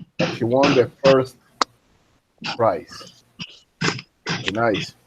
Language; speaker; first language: English; non-native, fluent; Spanish